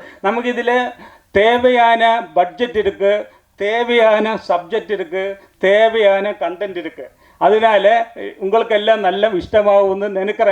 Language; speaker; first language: Tamil; non-native, learner; Malayalam